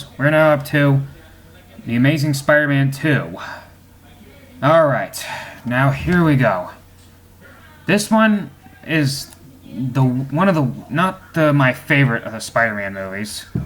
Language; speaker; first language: English; native; English